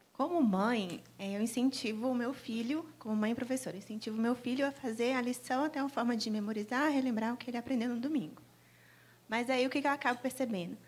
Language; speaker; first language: Portuguese; native; Portuguese